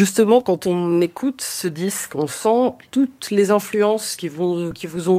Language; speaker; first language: French; native; French